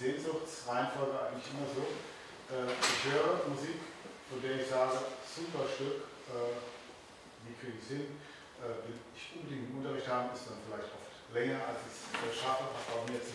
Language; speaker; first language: German; native; German